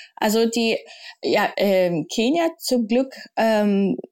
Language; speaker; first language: German; non-native, fluent; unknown